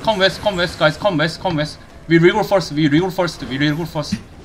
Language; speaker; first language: English; non-native, learner; Korean